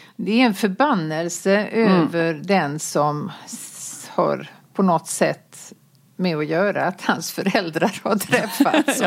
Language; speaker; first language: Swedish; native; Swedish